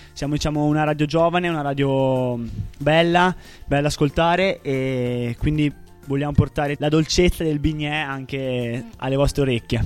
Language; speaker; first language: Italian; native; Italian